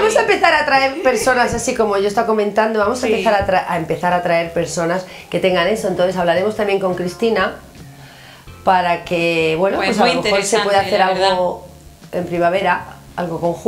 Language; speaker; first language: Spanish; native; Spanish